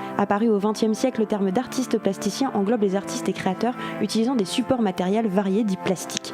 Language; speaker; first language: French; native; French